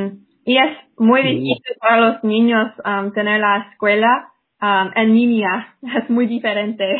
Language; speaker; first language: Spanish; non-native, fluent; English